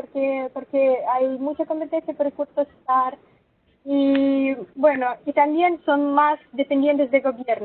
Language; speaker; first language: Spanish; non-native, fluent; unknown